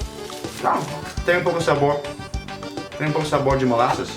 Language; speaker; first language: Portuguese; non-native, fluent; English